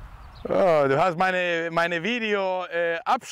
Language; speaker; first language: German; non-native, fluent; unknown